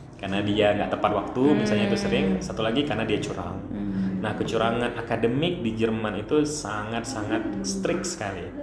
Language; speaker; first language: Indonesian; non-native, local second language; Achinese